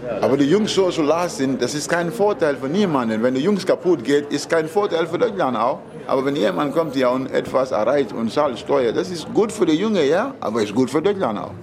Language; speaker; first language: German; non-native, learner; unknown